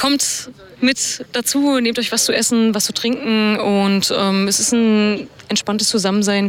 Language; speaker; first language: German; native; German